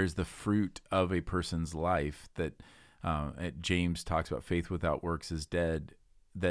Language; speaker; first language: English; native; English